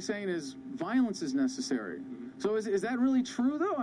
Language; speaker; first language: English; native; English